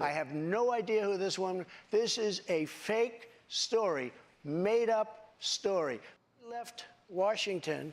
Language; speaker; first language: English; native; English